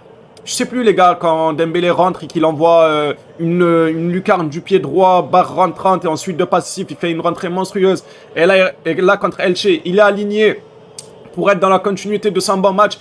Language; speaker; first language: French; native; French